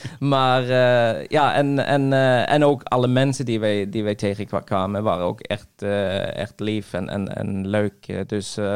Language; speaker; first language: Dutch; non-native, fluent; Norwegian